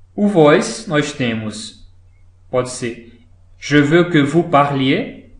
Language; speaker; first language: French; non-native, fluent; Portuguese